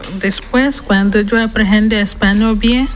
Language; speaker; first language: Spanish; non-native, learner; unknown